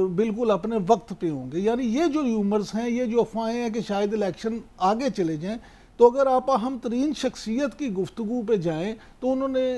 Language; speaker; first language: Urdu; native; Urdu